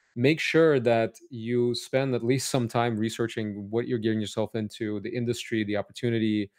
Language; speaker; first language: English; native; English